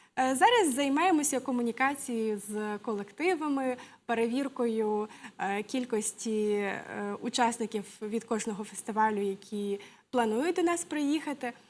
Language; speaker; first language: Ukrainian; native; Ukrainian